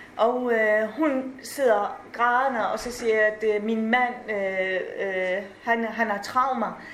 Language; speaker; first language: Danish; non-native, fluent; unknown